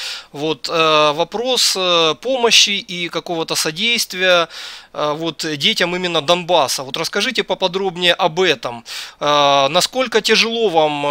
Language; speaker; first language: Russian; native; Russian